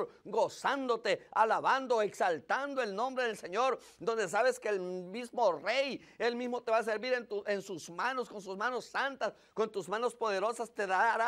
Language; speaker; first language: Spanish; native; Spanish